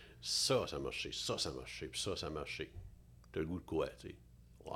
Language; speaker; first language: French; native; French